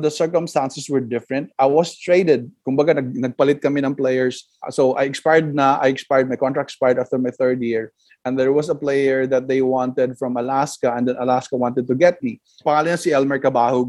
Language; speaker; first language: English; non-native, local second language; Cebuano